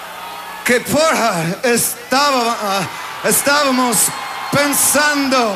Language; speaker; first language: Portuguese; non-native, learner; English